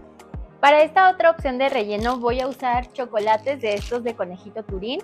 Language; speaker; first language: Spanish; native; Spanish